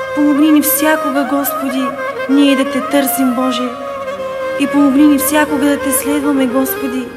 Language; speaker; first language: Bulgarian; native; Bulgarian